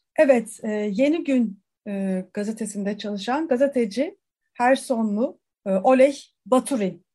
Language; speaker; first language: Turkish; native; Turkish